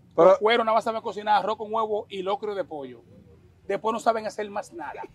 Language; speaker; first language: Spanish; native; Spanish